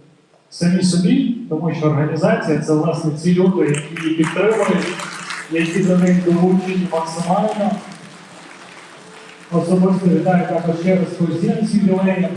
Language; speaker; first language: Ukrainian; native; Ukrainian